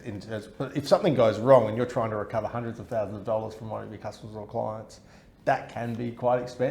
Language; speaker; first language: English; native; English